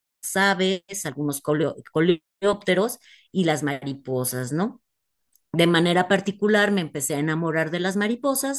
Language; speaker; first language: Spanish; native; Spanish